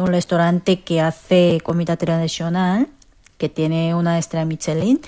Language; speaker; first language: Spanish; non-native, fluent; Korean